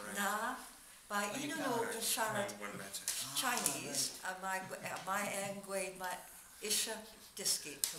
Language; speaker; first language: Welsh; non-native, learner; English